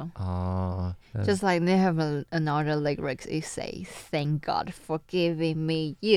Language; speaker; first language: English; non-native, learner; Chinese